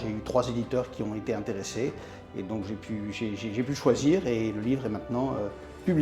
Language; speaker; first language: French; native; French